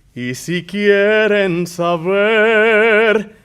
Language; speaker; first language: Spanish; early bilingual, other home language; English